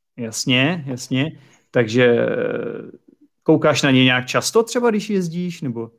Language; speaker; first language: Czech; native; Czech